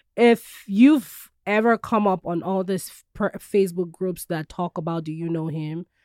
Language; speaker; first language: English; non-native, local second language; Yoruba